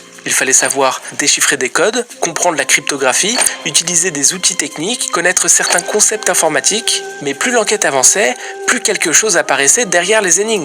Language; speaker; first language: French; native; French